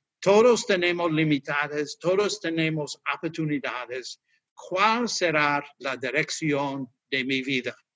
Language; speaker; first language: Spanish; non-native, learner; English